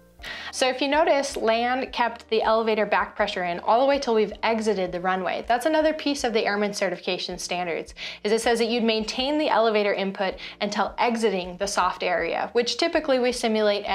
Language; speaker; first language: English; native; English